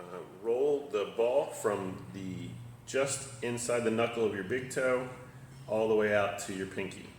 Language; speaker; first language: English; native; English